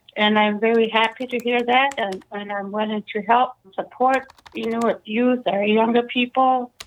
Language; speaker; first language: English; non-native, fluent; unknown